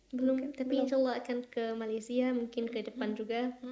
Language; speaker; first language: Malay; non-native, fluent; Arabic